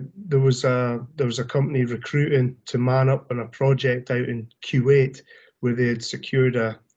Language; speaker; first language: English; native; English